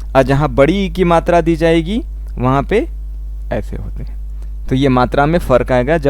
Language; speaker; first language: Hindi; native; Hindi